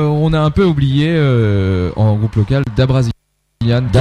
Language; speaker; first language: French; native; French